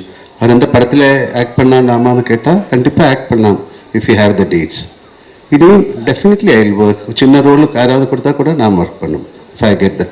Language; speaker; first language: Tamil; non-native, local second language; Malayalam